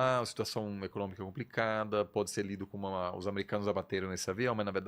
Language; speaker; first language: Portuguese; non-native, fluent; German